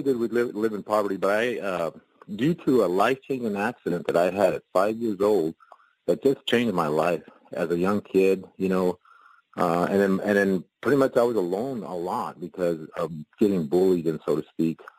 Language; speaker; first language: English; native; English